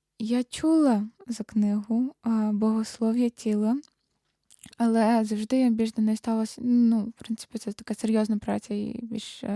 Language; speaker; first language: Ukrainian; native; Ukrainian